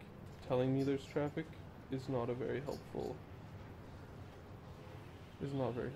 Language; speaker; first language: English; native; English